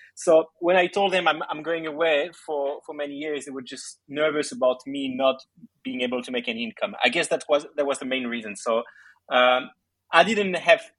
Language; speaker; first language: English; early bilingual, other home language; Greek